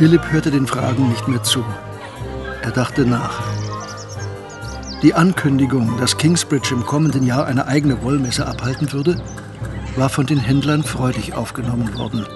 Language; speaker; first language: German; native; German